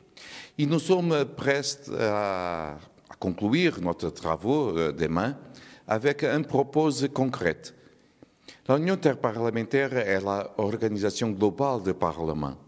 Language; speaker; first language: French; non-native, learner; Portuguese